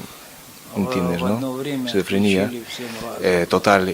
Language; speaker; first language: Spanish; non-native, fluent; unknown